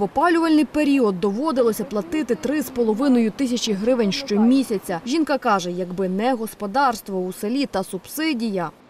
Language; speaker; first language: Ukrainian; native; Ukrainian